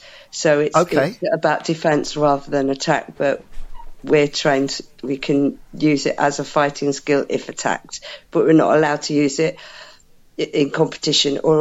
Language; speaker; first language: English; native; English